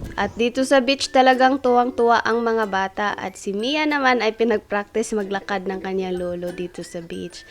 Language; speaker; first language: Filipino; non-native, local second language; Cebuano